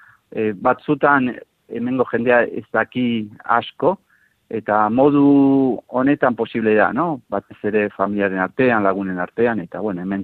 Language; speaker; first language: Basque; non-native, fluent; Spanish